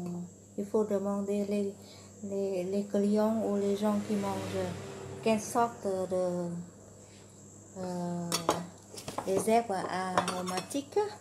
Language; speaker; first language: French; non-native, learner; Vietnamese